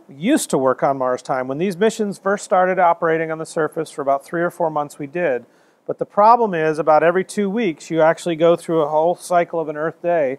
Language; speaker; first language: English; native; English